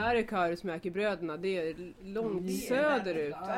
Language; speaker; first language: Swedish; native; Swedish